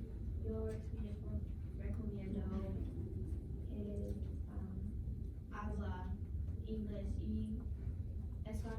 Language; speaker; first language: Spanish; non-native, learner; English